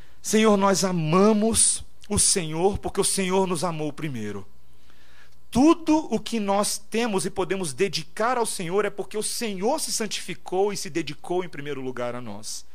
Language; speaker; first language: Portuguese; native; Portuguese